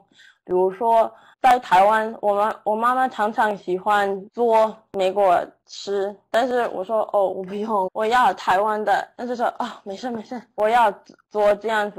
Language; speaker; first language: Chinese; non-native, learner; English